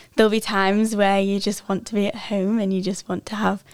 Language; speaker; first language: English; native; English